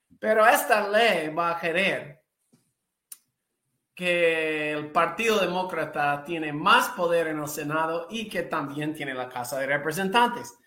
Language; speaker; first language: Spanish; non-native, fluent; English